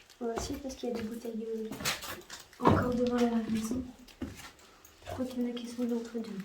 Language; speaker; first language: French; native; French